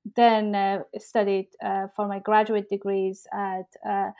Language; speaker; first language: English; non-native, fluent; Persian